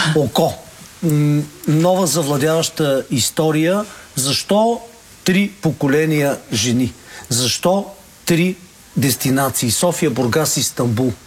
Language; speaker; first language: Bulgarian; native; Bulgarian